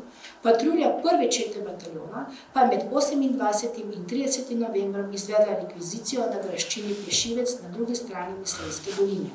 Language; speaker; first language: Slovenian; native; Slovenian